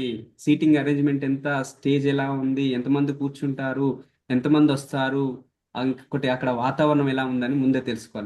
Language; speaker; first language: Telugu; native; Telugu